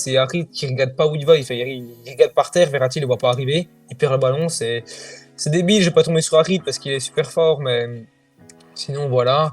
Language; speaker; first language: French; native; French